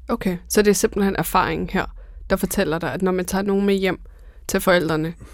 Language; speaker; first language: Danish; early bilingual, other home language; Persian